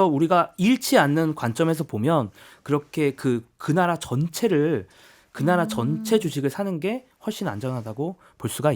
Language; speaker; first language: Korean; native; Korean